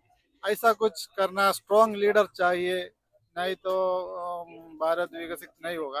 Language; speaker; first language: Hindi; non-native, local second language; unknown